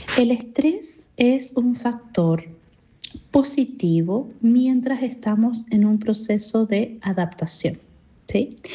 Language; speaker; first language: Spanish; native; Spanish